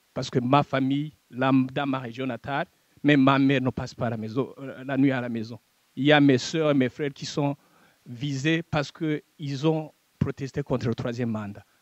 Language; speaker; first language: French; non-native, local second language; Rundi